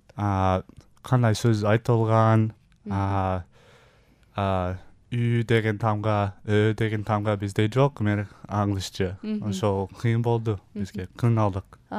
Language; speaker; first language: Kyrgyz; non-native, learner; English